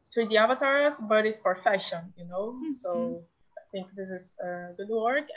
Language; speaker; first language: English; non-native, fluent; Portuguese